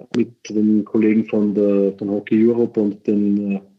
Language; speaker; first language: German; native; German